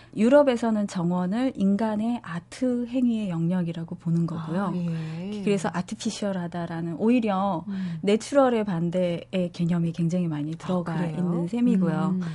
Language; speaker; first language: Korean; native; Korean